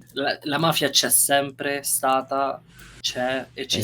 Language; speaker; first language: Italian; non-native, fluent; Romanian